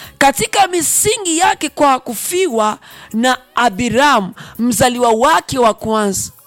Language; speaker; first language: Swahili; non-native, local second language; Rundi